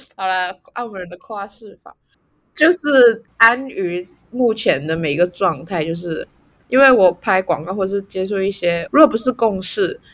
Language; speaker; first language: Chinese; non-native, local second language; Cantonese